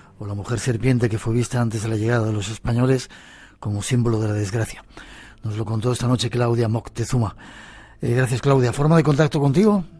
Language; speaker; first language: Spanish; native; Spanish